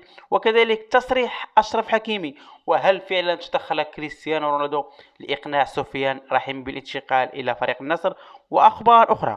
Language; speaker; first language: Arabic; native; Arabic